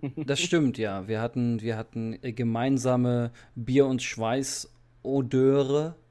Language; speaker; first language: German; native; German